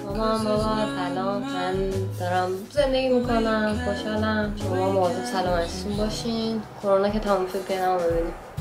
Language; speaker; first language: Korean; non-native, learner; Persian